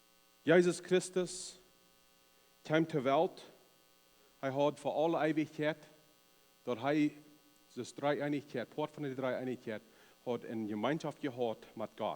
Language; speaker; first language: German; non-native, learner; Plautdietsch